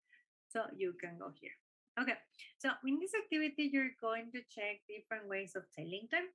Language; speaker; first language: English; non-native, fluent; Spanish